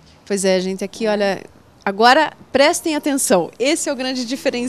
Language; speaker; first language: Portuguese; native; Portuguese